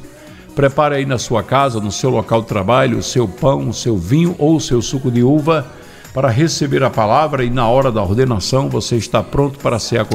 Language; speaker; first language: Portuguese; native; Portuguese